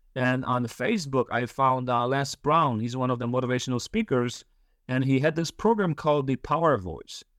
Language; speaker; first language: English; early bilingual, other home language; Polish